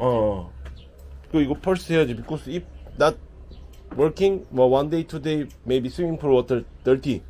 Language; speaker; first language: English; non-native, learner; Korean